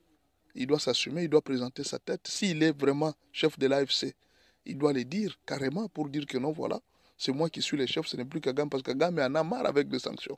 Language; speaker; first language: French; non-native, local second language; Lingala